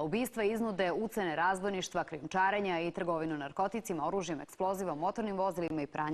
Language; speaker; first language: Serbian; native; Serbian